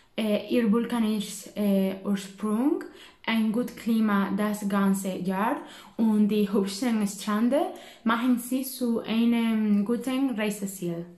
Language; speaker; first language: German; non-native, learner; Spanish